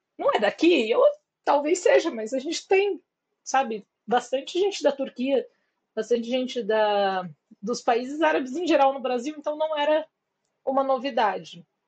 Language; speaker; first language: Portuguese; native; Portuguese